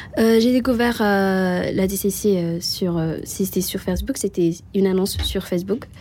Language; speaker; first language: French; non-native, local second language; Malagasy